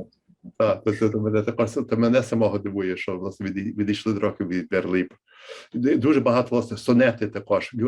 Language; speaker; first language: Ukrainian; early bilingual, heritage; Ukrainian